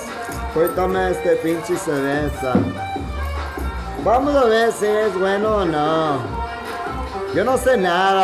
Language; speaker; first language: Spanish; early bilingual, heritage; Spanish